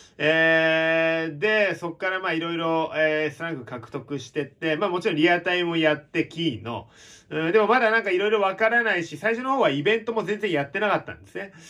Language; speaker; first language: Japanese; native; Japanese